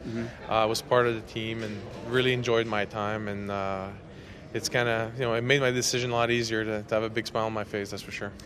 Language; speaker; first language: English; non-native, fluent; French